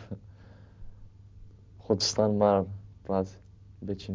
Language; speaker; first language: Dutch; non-native, learner; Arabic